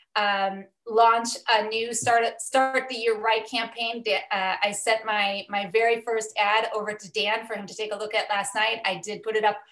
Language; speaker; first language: English; native; English